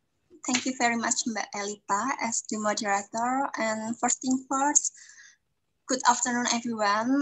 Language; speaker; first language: English; non-native, fluent; Indonesian